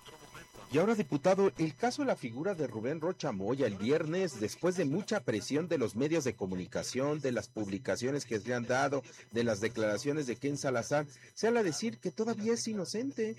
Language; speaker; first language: Spanish; native; Spanish